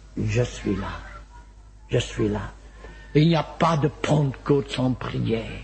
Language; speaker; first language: French; non-native, fluent; Welsh